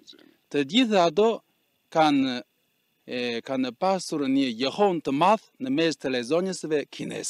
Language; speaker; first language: Albanian; non-native, fluent; Chinese